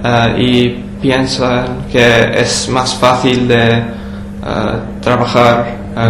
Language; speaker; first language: Spanish; non-native, learner; English